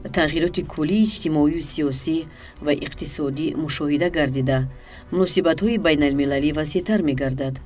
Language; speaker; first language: Tajik; native; Tajik